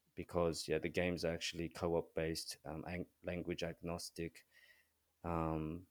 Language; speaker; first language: English; early bilingual, other home language; Korean